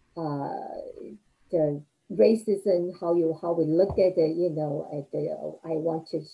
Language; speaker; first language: English; non-native, fluent; Chinese